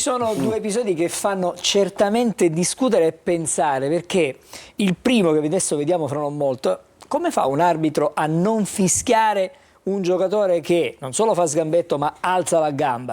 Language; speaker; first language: Italian; native; Italian